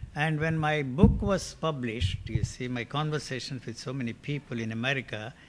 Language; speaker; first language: English; non-native, local second language; Telugu